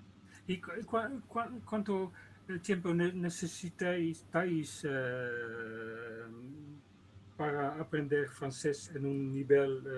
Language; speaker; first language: Spanish; non-native, learner; Dutch